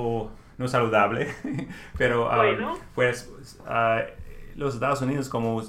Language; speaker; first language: Spanish; non-native, learner; English